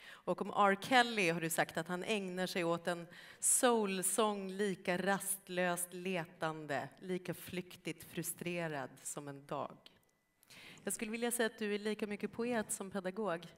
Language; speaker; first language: Swedish; native; Swedish